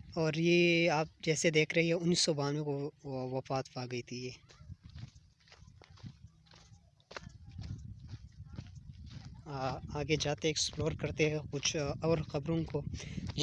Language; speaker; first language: Urdu; non-native, local second language; Pashto